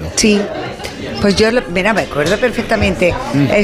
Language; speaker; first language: Spanish; native; Spanish